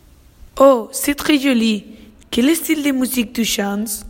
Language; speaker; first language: French; non-native, learner; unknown